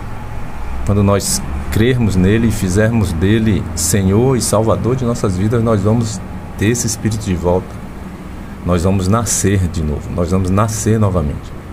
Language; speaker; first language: Portuguese; native; Portuguese